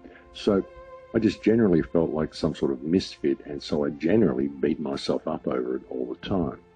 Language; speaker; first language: English; native; English